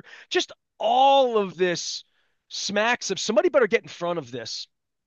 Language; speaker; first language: English; native; English